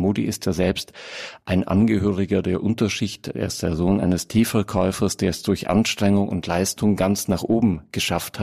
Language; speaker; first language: German; native; German